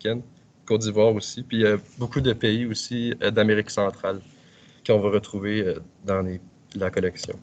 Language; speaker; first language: French; native; French